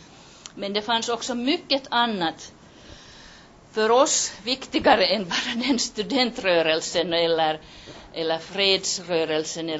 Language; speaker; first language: Swedish; non-native, local second language; Finnish